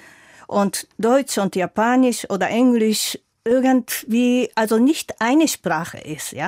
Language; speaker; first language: German; non-native, fluent; Japanese